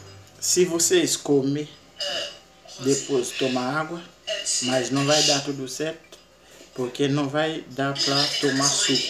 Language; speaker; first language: Portuguese; non-native, learner; Haitian Creole